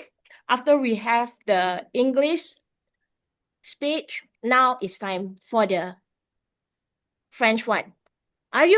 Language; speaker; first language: English; non-native, fluent; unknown